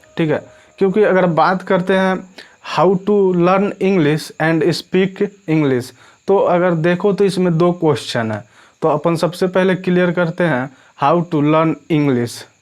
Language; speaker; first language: Hindi; native; Hindi